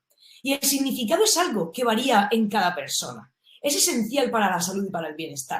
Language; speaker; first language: Spanish; native; Spanish